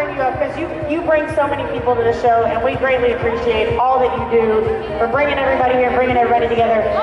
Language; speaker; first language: English; native; English